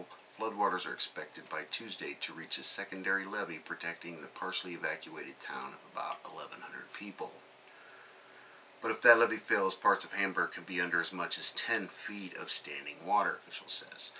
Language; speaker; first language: English; native; English